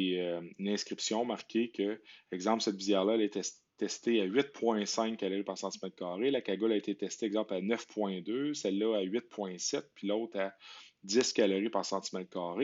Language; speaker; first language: French; native; French